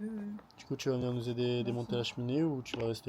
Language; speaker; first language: French; native; French